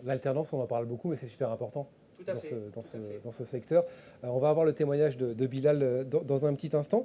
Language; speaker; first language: French; native; French